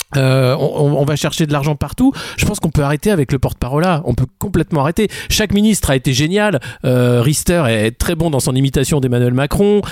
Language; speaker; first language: French; native; French